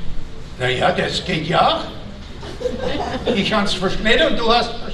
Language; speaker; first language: German; early bilingual, heritage; German